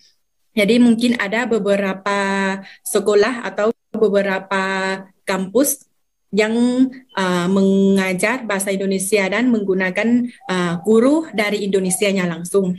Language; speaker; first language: Indonesian; non-native, fluent; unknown